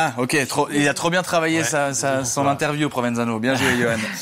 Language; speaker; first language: French; native; French